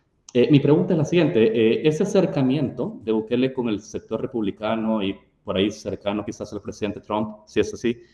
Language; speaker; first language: Spanish; native; Spanish